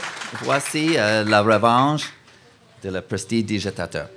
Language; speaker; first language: French; non-native, local second language; English